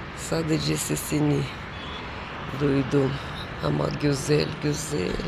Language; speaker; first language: Turkish; non-native, learner; Russian